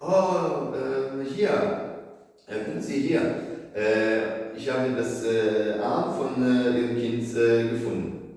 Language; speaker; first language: German; non-native, fluent; Italian